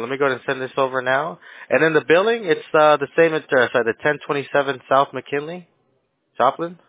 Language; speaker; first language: English; early bilingual, other home language; Spanish